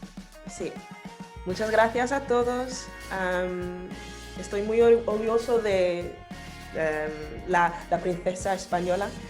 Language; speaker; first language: Spanish; non-native, learner; English